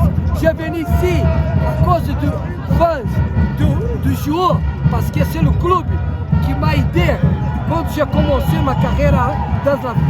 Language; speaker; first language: French; non-native, learner; Portuguese